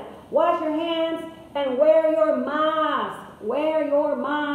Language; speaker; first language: English; non-native, fluent; Spanish